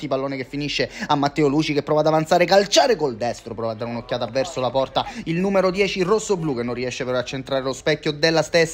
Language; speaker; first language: Italian; native; Italian